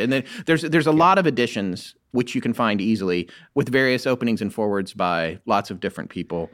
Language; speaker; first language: English; native; English